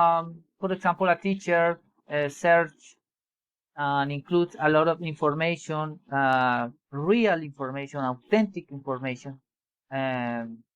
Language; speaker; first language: English; non-native, learner; Spanish